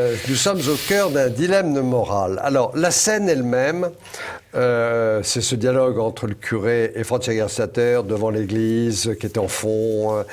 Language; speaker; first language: French; native; French